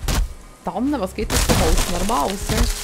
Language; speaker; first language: German; native; German